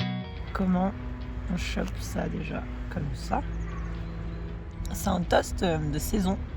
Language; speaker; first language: French; native; French